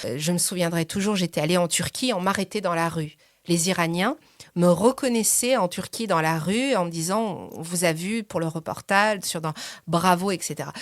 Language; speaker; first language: French; early bilingual, other home language; Persian